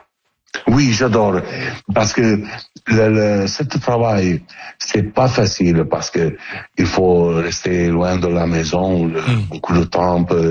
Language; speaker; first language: French; non-native, learner; Italian